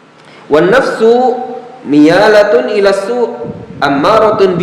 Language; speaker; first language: Arabic; non-native, fluent; Indonesian